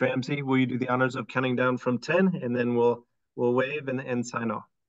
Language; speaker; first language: English; native; English